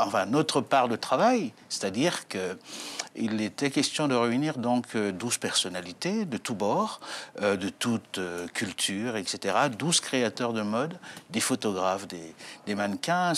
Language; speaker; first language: French; native; French